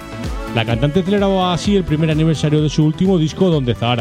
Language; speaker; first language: Spanish; native; Spanish